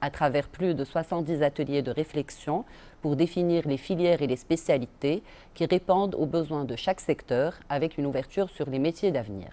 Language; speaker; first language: French; non-native, local second language; Arabic